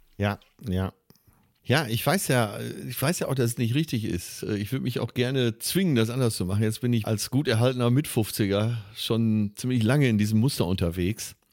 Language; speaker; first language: German; native; German